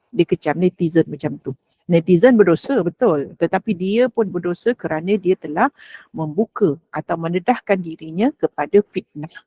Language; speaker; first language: Malay; native; Malay